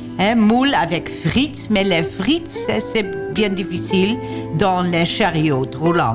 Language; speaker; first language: French; non-native, learner; Dutch